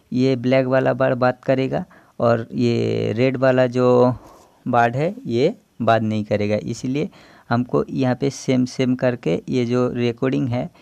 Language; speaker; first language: Hindi; non-native, local second language; Bangla